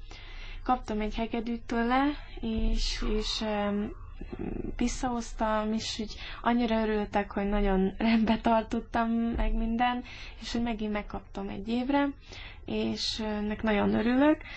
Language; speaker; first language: Hungarian; early bilingual, heritage; English